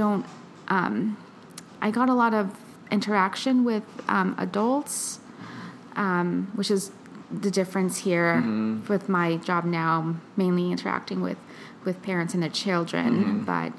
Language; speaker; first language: English; early bilingual, other home language; Filipino